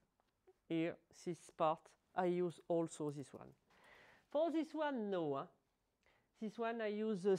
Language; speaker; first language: English; non-native, learner; French